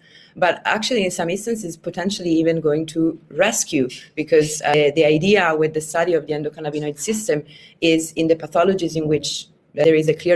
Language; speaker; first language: English; non-native, fluent; Italian